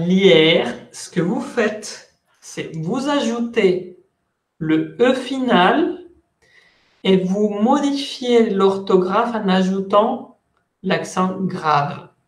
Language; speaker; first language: French; non-native, fluent; Spanish